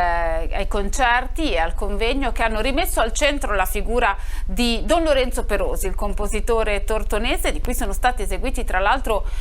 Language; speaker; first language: Italian; native; Italian